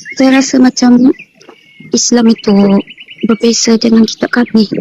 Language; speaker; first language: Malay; non-native, local second language; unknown